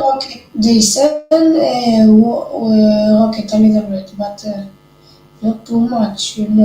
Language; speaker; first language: English; non-native, learner; Hebrew